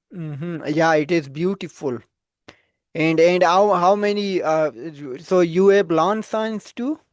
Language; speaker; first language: English; non-native, fluent; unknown